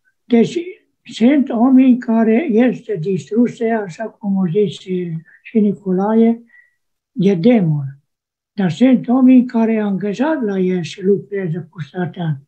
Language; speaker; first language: Romanian; non-native, local second language; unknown